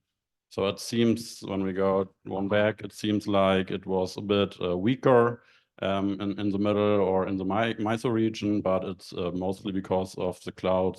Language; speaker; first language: English; non-native, fluent; German